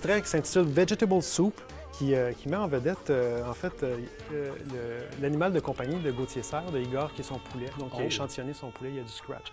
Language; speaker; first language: French; native; French